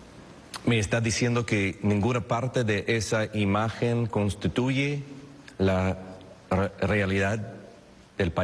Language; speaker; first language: Spanish; non-native, fluent; English